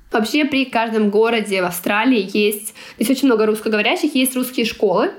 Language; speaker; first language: Russian; non-native, local second language; Tatar